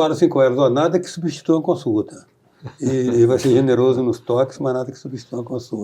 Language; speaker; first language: Portuguese; native; Portuguese